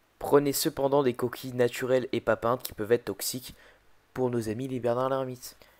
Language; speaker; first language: French; native; French